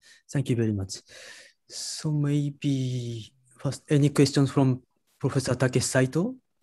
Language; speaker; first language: English; non-native, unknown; Japanese